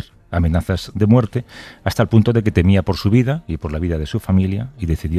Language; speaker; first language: Spanish; native; Spanish